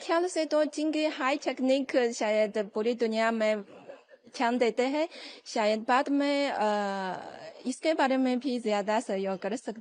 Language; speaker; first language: Hindi; non-native, fluent; Chinese